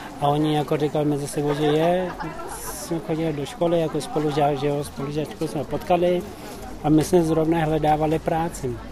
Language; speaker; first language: Czech; non-native, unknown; Tibetan